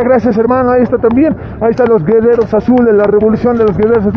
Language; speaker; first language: Spanish; native; Spanish